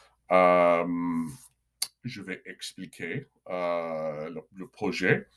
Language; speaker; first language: French; non-native, local second language; English